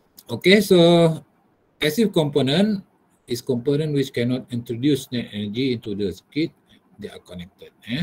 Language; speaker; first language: English; non-native, local second language; Malay